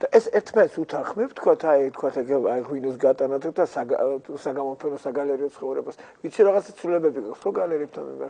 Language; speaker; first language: Georgian; native; Georgian